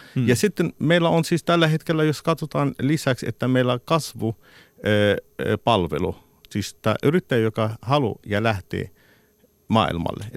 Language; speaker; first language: Finnish; non-native, fluent; Arabic